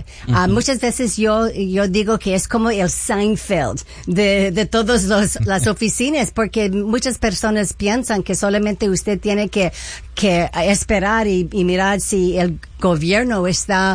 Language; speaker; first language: Spanish; early bilingual, heritage; Spanish